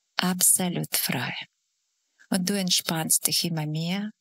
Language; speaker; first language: German; non-native, fluent; Russian